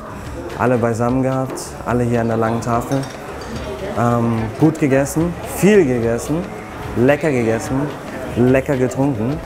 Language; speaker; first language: German; native; German